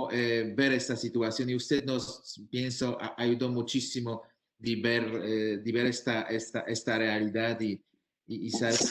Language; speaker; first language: Spanish; non-native, fluent; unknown